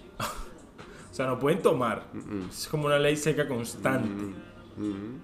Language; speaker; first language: Spanish; native; Spanish